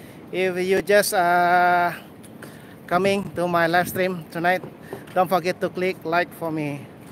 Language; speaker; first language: English; non-native, local second language; Malay